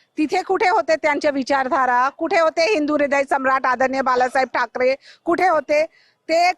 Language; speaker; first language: Marathi; non-native, local second language; Hindi